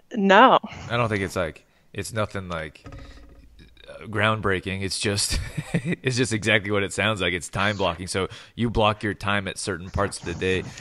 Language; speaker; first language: English; native; English